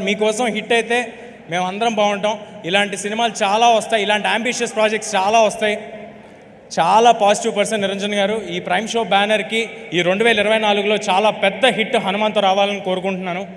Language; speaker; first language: Telugu; native; Telugu